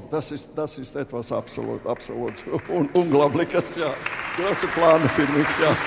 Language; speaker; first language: German; non-native, fluent; Latvian